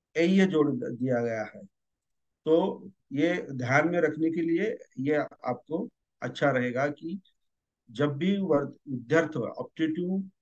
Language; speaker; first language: Hindi; non-native, local second language; Marathi